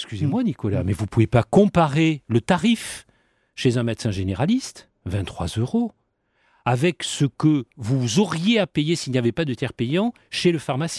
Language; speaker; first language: French; native; French